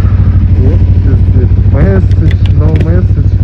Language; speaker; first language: English; non-native, learner; Russian